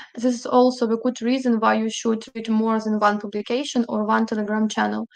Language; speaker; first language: English; non-native, fluent; Ukrainian